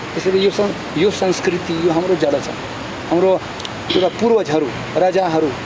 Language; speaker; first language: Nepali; non-native, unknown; Russian